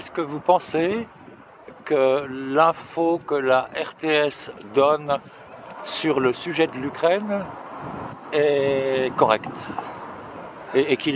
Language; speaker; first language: French; native; French